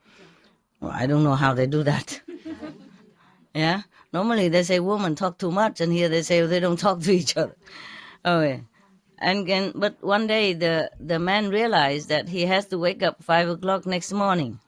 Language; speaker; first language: English; non-native, fluent; Vietnamese